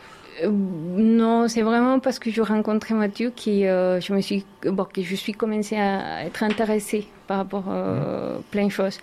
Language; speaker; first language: French; non-native, fluent; Spanish